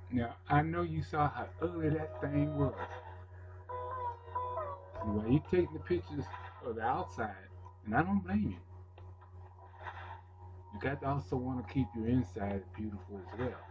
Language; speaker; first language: English; native; English